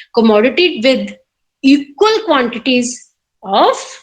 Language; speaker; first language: English; non-native, local second language; Punjabi